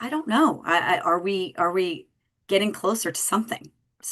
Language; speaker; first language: English; native; English